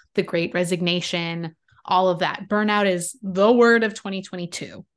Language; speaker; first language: English; native; English